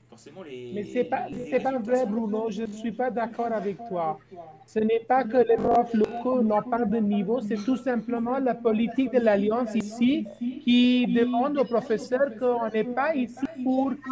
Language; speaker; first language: French; non-native, fluent; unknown